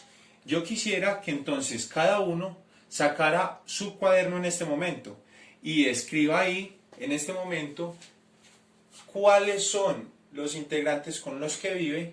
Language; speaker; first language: Spanish; native; Spanish